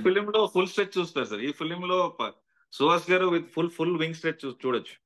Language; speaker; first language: Telugu; native; Telugu